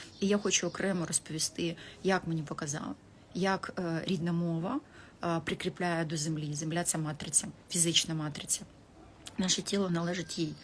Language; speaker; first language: Ukrainian; non-native, local second language; Russian